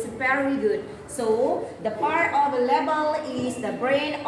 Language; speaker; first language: English; non-native, learner; Indonesian